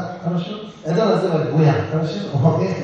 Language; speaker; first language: Russian; non-native, learner; Tibetan